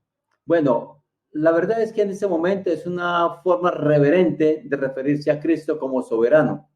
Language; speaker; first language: Spanish; native; Spanish